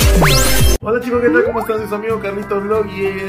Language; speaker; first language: Spanish; native; Spanish